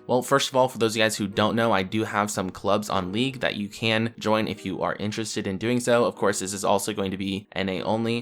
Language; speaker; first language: English; native; English